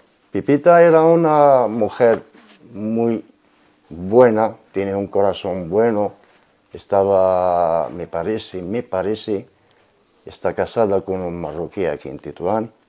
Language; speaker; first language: Spanish; non-native, learner; Arabic